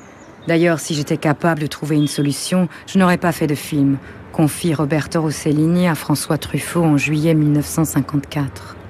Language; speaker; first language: French; native; French